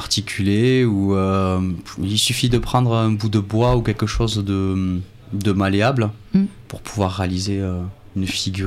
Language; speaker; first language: French; native; French